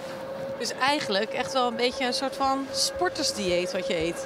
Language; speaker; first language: Dutch; native; Dutch